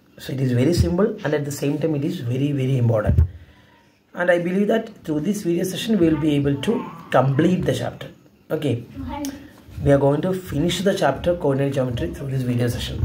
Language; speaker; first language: English; non-native, local second language; Malayalam